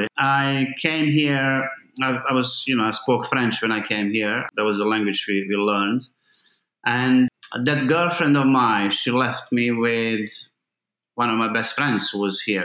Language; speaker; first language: English; non-native, fluent; Bosnian